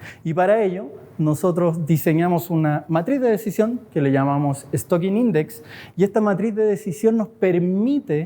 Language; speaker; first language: Spanish; native; Spanish